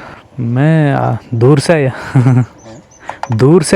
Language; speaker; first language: Hindi; non-native, local second language; Telugu